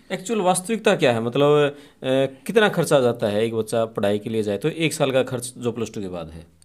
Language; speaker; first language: Hindi; native; Hindi